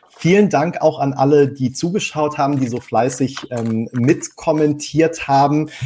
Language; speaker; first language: German; native; German